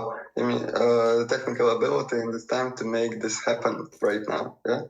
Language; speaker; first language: English; non-native, fluent; Russian